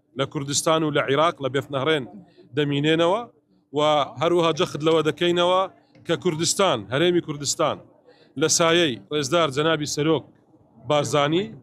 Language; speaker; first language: Central Kurdish; non-native, local second language; Assyrian Neo-Aramaic